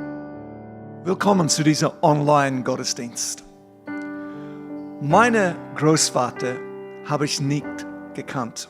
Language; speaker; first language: German; non-native, fluent; English